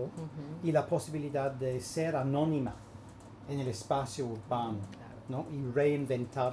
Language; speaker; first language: Spanish; non-native, fluent; English